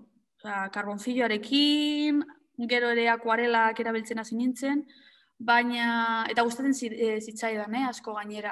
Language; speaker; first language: Basque; non-native, local second language; Spanish